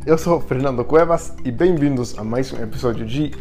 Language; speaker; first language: Portuguese; non-native, fluent; English